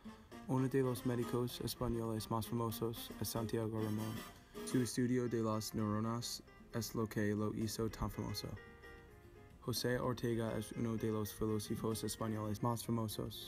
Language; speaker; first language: Spanish; non-native, learner; English